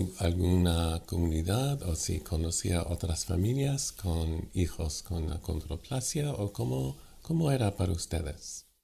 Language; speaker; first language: Spanish; non-native, fluent; English